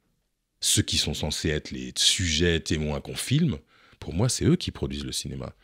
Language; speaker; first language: French; native; French